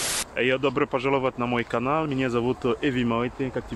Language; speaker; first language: Russian; non-native, learner; French